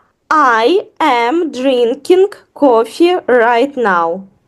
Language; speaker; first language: English; non-native, fluent; Ukrainian